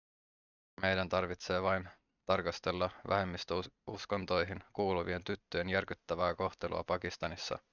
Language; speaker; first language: Finnish; native; Finnish